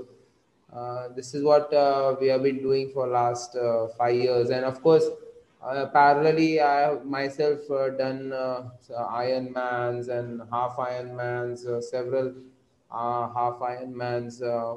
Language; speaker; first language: English; non-native, local second language; Marathi